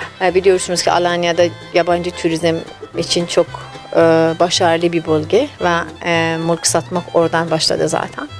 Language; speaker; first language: Turkish; non-native, fluent; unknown